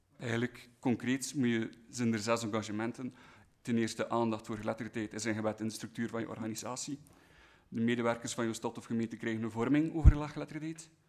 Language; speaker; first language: Dutch; native; Dutch